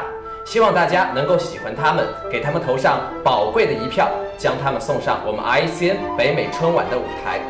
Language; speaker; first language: Chinese; native; Chinese